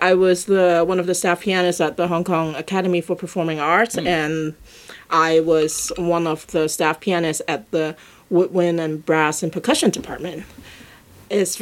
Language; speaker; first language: English; non-native, local second language; Cantonese